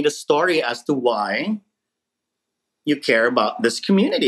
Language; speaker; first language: English; non-native, local second language; Filipino